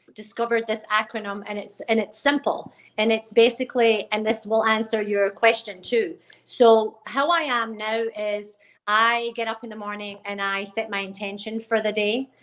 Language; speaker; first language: English; native; English